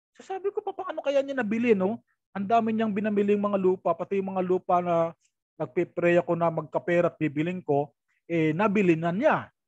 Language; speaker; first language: Filipino; native; Filipino